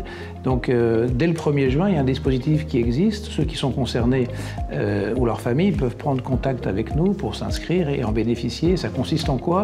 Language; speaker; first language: French; native; French